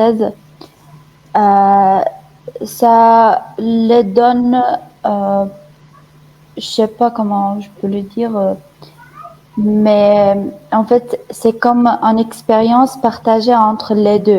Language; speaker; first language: French; non-native, fluent; Arabic